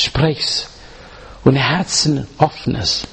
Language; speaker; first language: German; non-native, learner; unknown